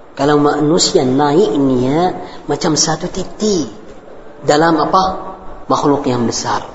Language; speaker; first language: Indonesian; non-native, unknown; Arabic